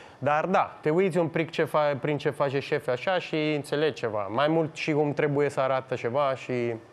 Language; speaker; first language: Romanian; non-native, fluent; Italian